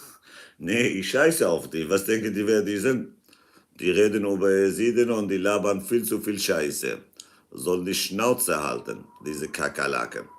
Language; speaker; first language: German; non-native, fluent; Kurdish